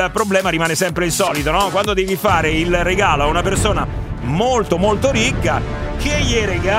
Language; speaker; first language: Italian; native; Italian